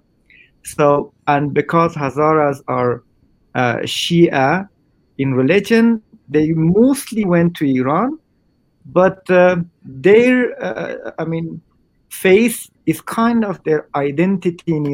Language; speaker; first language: English; non-native, fluent; Persian